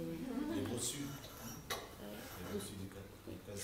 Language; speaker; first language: French; non-native, fluent; Spanish